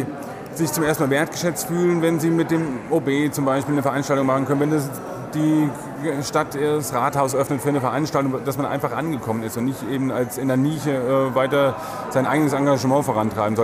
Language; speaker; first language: German; native; German